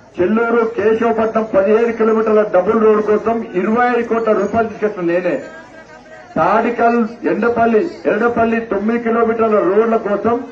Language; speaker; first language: Telugu; native; Telugu